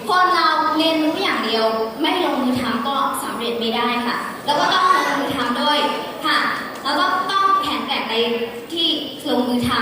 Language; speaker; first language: Thai; non-native, fluent; Burmese